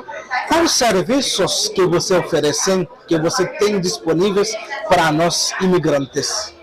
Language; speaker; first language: Portuguese; non-native, local second language; Haitian Creole